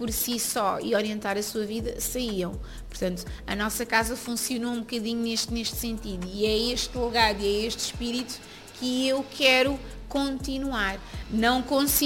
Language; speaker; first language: Portuguese; native; Portuguese